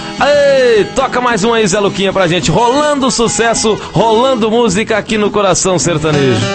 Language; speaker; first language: Portuguese; native; Portuguese